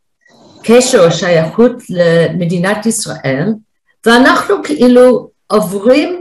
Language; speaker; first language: Hebrew; non-native, fluent; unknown